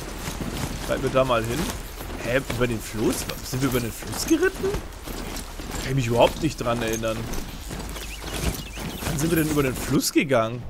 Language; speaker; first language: German; native; German